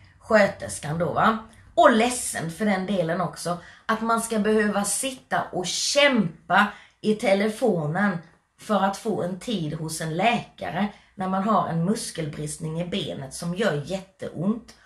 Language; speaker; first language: Swedish; native; Swedish